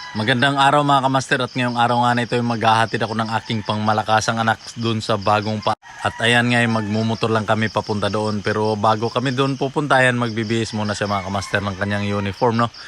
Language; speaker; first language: Filipino; non-native, local second language; Cebuano